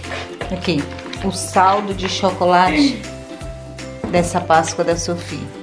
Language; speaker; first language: Portuguese; native; Portuguese